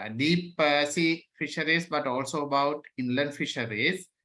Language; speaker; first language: English; non-native, local second language; Sinhala